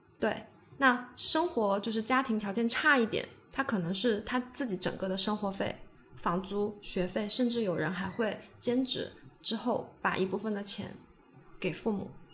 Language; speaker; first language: Chinese; native; Chinese